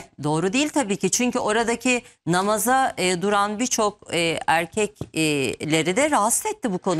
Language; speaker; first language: Turkish; native; Turkish